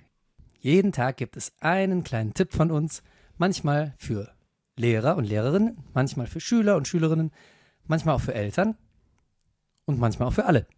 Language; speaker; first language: German; native; German